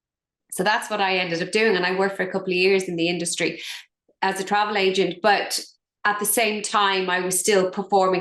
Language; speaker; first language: English; native; English